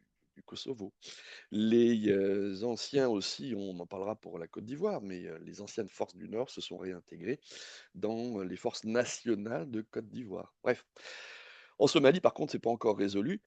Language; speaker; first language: French; native; French